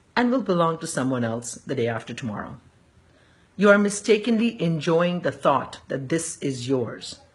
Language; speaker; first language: English; early bilingual, other home language; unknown